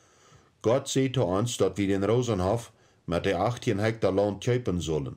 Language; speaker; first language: German; early bilingual, heritage; Plautdietsch